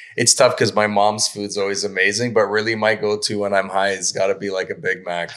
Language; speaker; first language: English; native; English